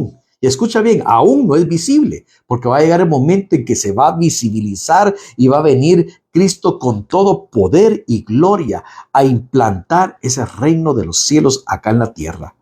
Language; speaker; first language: Spanish; native; Spanish